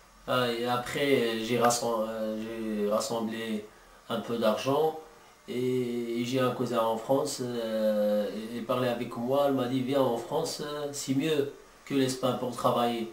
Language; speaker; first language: French; non-native, learner; Arabic